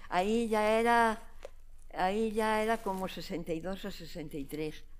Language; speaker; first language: Spanish; non-native, local second language; Galician